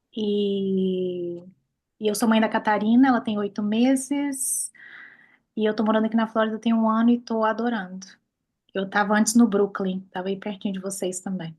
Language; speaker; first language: Portuguese; native; Portuguese